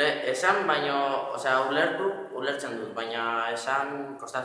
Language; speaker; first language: Basque; early bilingual, other home language; Portuguese